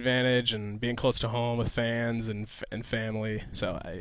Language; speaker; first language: English; native; English